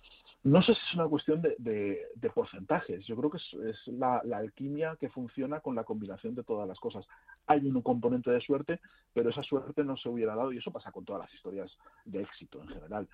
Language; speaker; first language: Spanish; native; Spanish